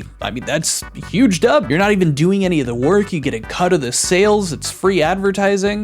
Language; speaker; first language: English; native; English